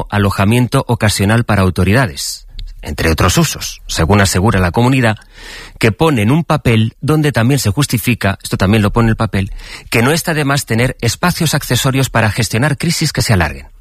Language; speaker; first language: Spanish; native; Spanish